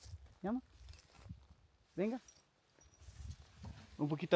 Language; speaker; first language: Spanish; non-native, learner; English